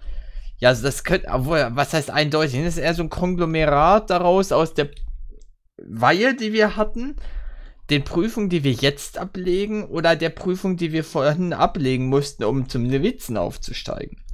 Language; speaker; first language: German; native; German